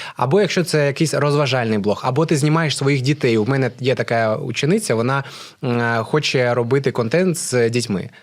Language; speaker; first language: Ukrainian; non-native, local second language; Russian